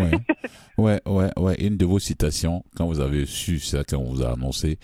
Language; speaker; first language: French; native; French